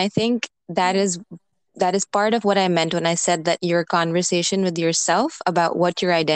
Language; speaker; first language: English; non-native, local second language; Urdu